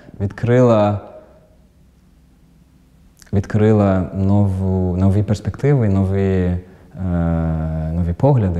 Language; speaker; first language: Ukrainian; non-native, fluent; German